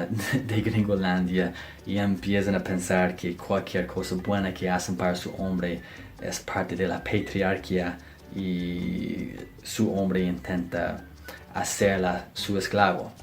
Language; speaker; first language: Spanish; non-native, fluent; English